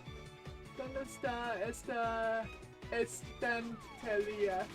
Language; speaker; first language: Spanish; non-native, learner; English